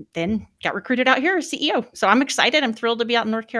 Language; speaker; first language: English; native; English